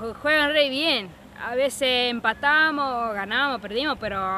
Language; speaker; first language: Spanish; non-native, fluent; English